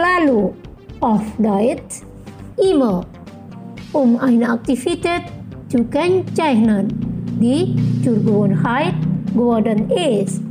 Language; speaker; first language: German; non-native, learner; Indonesian